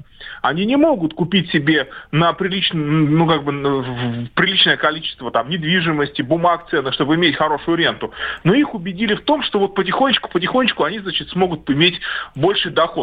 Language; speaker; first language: Russian; native; Russian